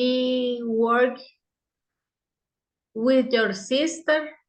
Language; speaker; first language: English; non-native, learner; Spanish